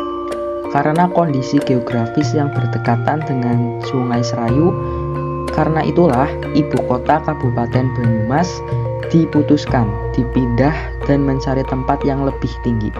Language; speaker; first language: Indonesian; native; Indonesian